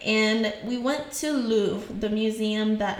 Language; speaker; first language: English; non-native, fluent; French